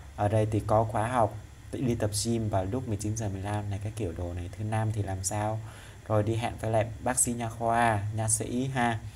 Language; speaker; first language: Vietnamese; non-native, local second language; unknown